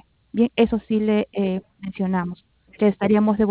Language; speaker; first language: Spanish; native; Spanish